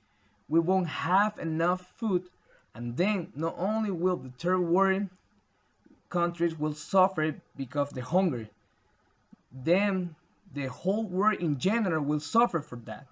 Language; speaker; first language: English; non-native, learner; Spanish